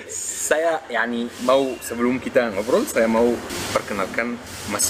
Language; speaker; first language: Indonesian; non-native, fluent; Arabic